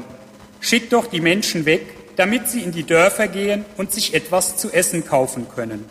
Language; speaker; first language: German; native; German